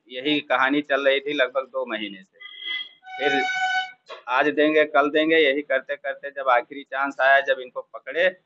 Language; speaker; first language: Hindi; native; Hindi